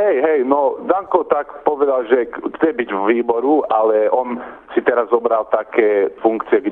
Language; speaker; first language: Slovak; early bilingual, heritage; Slovak